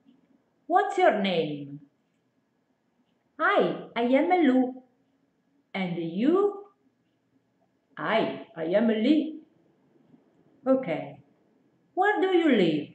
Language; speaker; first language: English; non-native, fluent; Italian